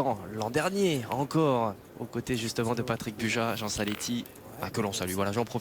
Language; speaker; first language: French; native; French